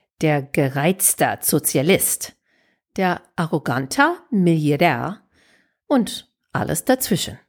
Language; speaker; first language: German; non-native, fluent; English